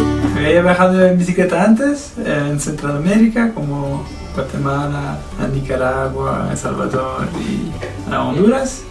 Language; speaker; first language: Spanish; non-native, fluent; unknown